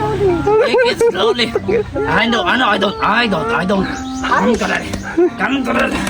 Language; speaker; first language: English; non-native, local second language; Filipino